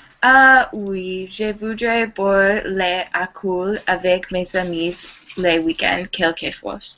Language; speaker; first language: French; non-native, learner; English